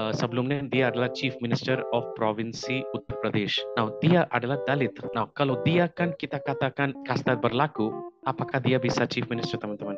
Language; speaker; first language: Indonesian; non-native, fluent; Hindi